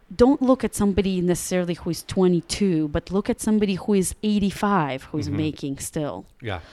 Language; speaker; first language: English; early bilingual, other home language; Russian